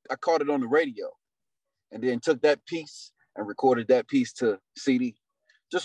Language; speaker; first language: English; native; English